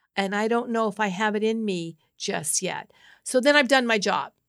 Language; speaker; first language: English; native; English